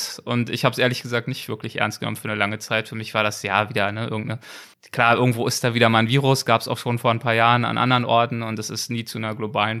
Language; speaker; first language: German; native; German